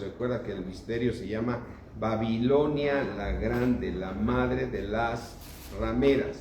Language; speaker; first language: Spanish; native; Spanish